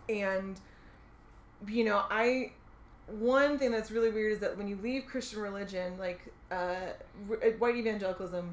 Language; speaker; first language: English; native; English